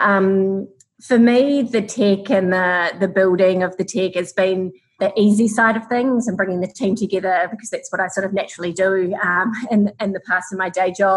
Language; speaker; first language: English; native; English